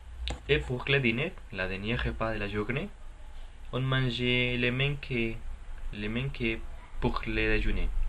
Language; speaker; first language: French; non-native, learner; Spanish